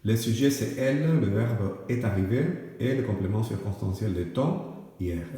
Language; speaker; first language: French; non-native, fluent; Spanish